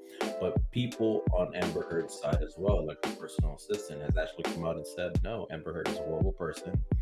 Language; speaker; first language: English; native; English